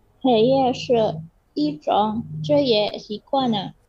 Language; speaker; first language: Chinese; non-native, learner; Indonesian